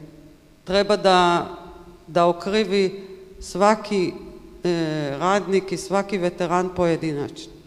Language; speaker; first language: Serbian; non-native, learner; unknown